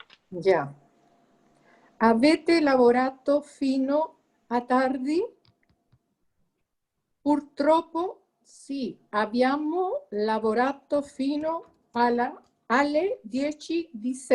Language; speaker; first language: Italian; non-native, learner; Spanish